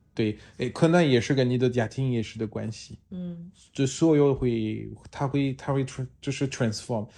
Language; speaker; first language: Chinese; non-native, fluent; French